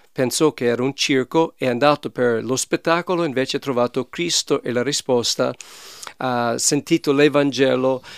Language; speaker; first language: Italian; non-native, fluent; English